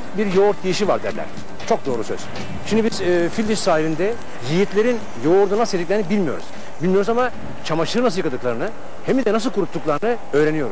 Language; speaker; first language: Turkish; native; Turkish